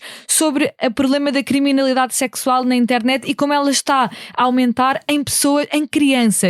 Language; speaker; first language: Portuguese; native; Portuguese